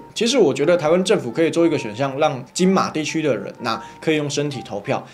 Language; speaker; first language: Chinese; native; Chinese